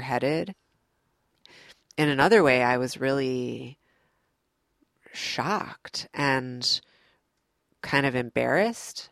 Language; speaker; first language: English; native; English